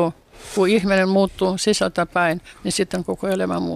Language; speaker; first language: Finnish; non-native, fluent; Russian